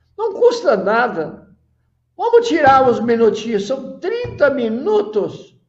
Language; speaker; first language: Portuguese; native; Portuguese